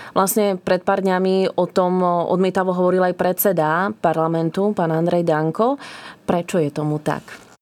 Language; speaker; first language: Slovak; native; Slovak